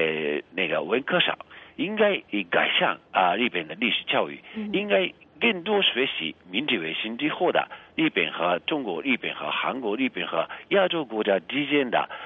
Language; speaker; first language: Chinese; non-native, fluent; Japanese